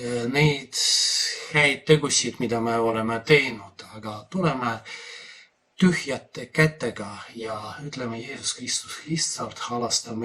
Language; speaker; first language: Estonian; non-native, fluent; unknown